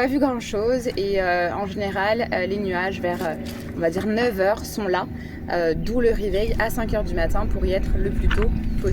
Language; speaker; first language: French; native; French